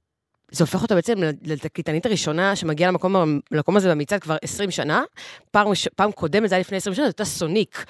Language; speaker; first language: Hebrew; native; Hebrew